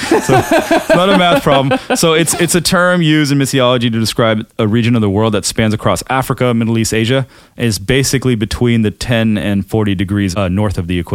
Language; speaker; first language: English; early bilingual, other home language; German